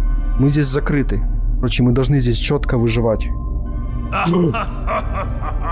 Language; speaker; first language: Russian; native; Russian